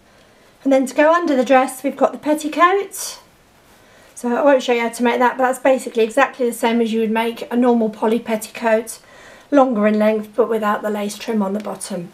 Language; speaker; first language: English; native; English